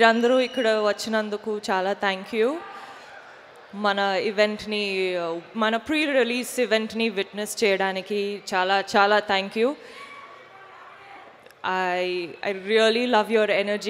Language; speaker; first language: Telugu; non-native, fluent; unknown